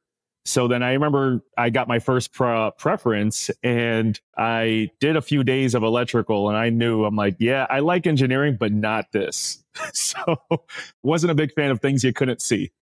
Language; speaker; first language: English; native; English